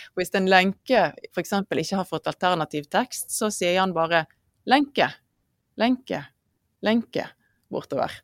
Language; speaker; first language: Norwegian; native; Norwegian